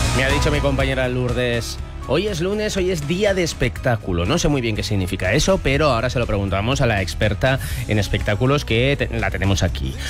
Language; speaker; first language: Spanish; native; Spanish